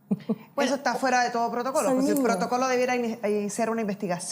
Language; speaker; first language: Spanish; native; Spanish